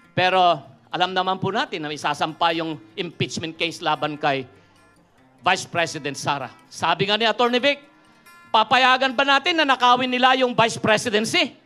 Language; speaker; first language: Filipino; non-native, local second language; Iloko